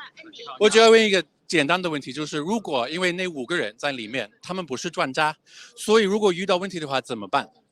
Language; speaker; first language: Chinese; non-native, fluent; English